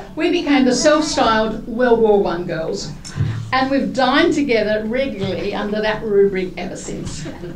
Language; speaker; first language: English; native; English